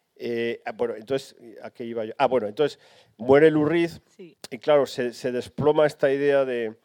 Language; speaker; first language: Spanish; native; Spanish